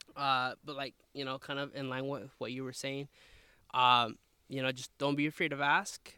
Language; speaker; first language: English; early bilingual, other home language; Spanish